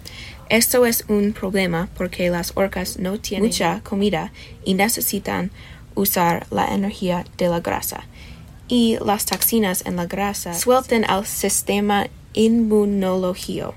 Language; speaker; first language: Spanish; non-native, learner; English